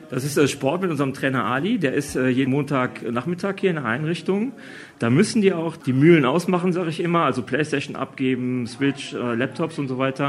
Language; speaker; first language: German; native; German